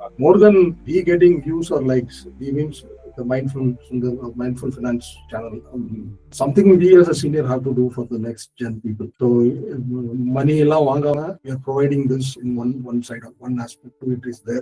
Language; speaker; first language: English; non-native, local second language; Tamil